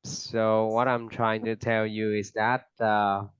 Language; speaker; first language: English; non-native, fluent; Vietnamese